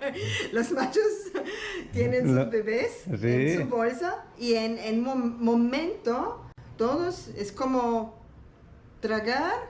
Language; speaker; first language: Spanish; non-native, learner; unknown